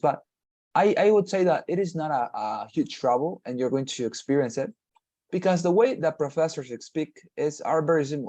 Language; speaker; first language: English; non-native, fluent; Spanish